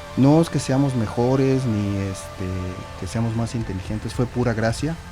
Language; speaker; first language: Spanish; native; Spanish